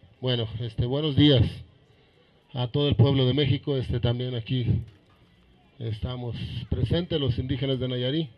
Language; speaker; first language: Spanish; non-native, local second language; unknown